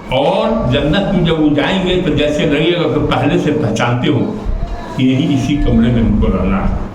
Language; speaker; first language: Urdu; native; Urdu